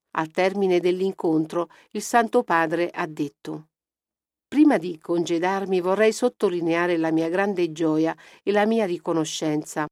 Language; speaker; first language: Italian; non-native, fluent; Polish